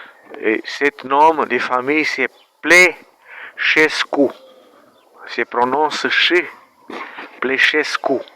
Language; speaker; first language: French; non-native, learner; Romanian